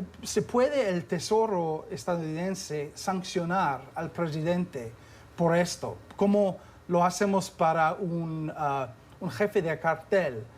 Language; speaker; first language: Spanish; non-native, fluent; English